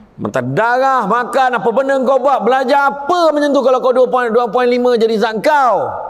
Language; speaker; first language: Malay; native; Malay